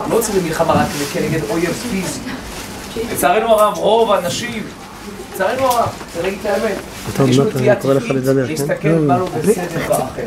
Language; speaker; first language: Hebrew; non-native, fluent; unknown